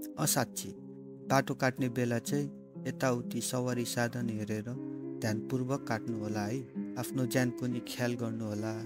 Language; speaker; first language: Nepali; native; Nepali